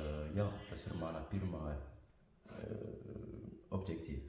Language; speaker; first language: Latvian; non-native, learner; French